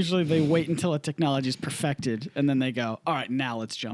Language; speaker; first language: English; native; English